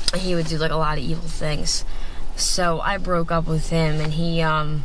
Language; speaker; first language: English; native; English